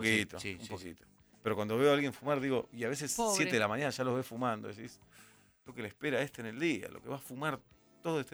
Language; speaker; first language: Spanish; native; Spanish